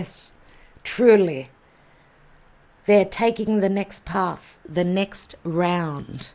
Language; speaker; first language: English; native; English